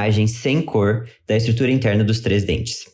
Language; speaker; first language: Portuguese; native; Portuguese